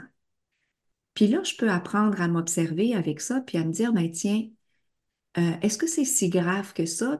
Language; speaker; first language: French; native; French